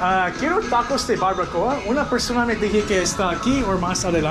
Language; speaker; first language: Spanish; non-native, learner; English